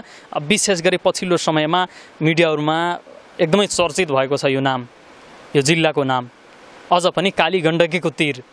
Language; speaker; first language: Nepali; native; Nepali